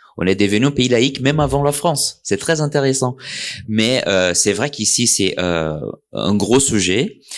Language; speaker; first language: French; non-native, fluent; Portuguese